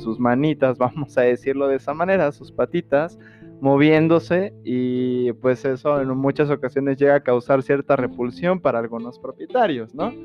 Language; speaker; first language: Spanish; native; Spanish